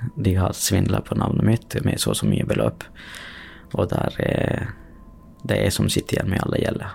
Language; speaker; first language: Norwegian; non-native, fluent; Tamil